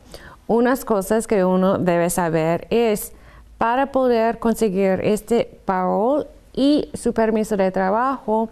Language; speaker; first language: Spanish; non-native, fluent; English